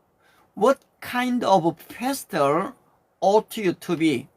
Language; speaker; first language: English; non-native, learner; Korean